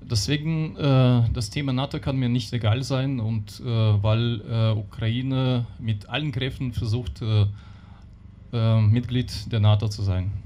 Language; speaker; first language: German; non-native, learner; Russian